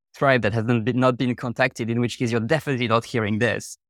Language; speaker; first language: English; non-native, fluent; French